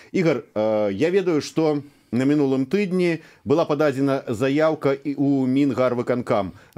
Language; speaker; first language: Belarusian; native; Belarusian